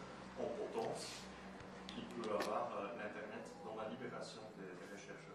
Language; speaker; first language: French; non-native, fluent; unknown